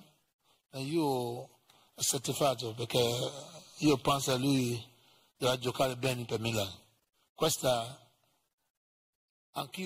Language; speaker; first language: Italian; non-native, learner; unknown